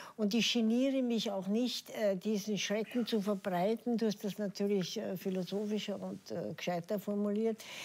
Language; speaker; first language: German; native; German